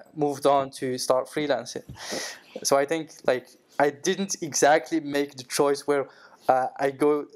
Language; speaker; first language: English; non-native, fluent; Arabic